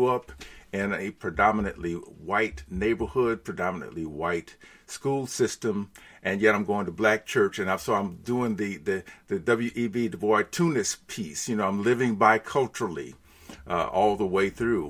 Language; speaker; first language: English; native; English